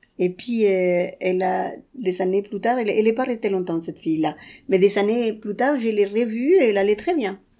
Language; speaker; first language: French; non-native, fluent; Spanish